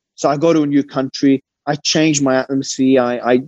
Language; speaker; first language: English; early bilingual, other home language; Arabic